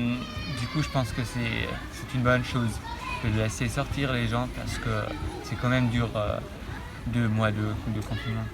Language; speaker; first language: French; non-native, fluent; German